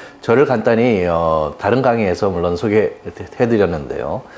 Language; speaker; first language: Korean; native; Korean